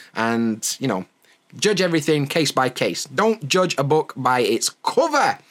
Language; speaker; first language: English; native; English